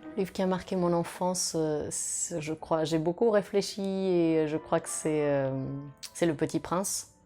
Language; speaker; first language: French; non-native, fluent; Portuguese